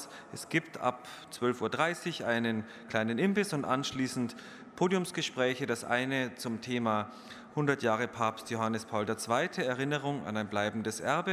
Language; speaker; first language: German; native; German